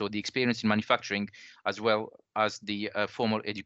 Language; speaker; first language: English; non-native, fluent; French